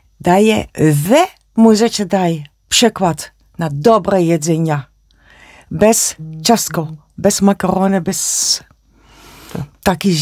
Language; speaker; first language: Polish; non-native, learner; Dutch